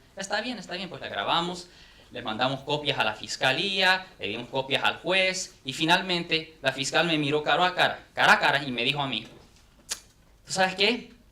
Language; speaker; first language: Spanish; non-native, fluent; English